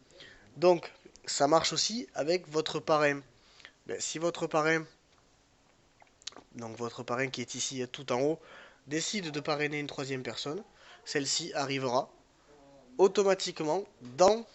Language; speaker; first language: French; native; French